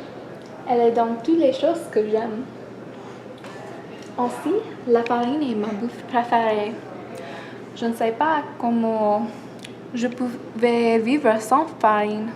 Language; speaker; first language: French; non-native, learner; English